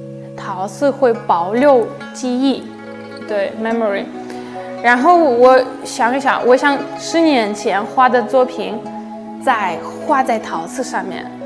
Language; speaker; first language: Chinese; non-native, fluent; Russian